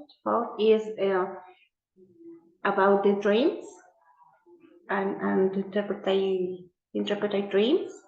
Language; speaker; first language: English; non-native, learner; Spanish